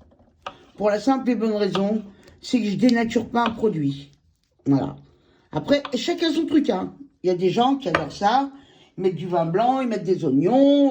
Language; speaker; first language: French; native; French